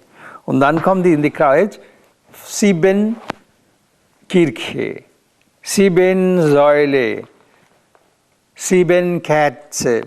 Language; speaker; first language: German; non-native, learner; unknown